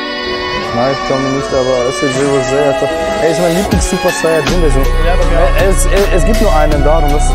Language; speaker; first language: German; native; German